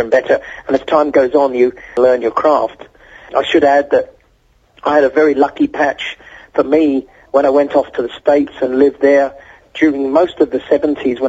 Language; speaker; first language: English; native; English